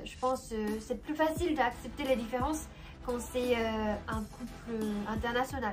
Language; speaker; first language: French; non-native, fluent; Japanese